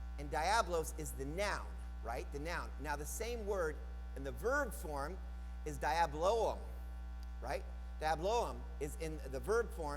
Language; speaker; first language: English; native; English